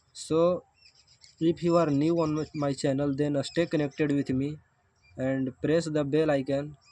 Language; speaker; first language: English; non-native, learner; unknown